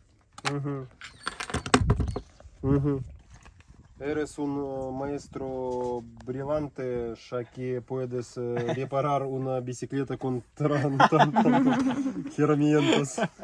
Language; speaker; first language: Spanish; non-native, learner; Russian